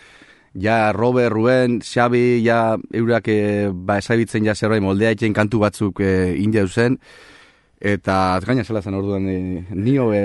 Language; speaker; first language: Basque; native; Basque